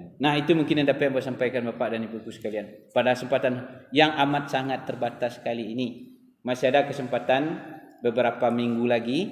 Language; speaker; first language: Malay; non-native, local second language; Minangkabau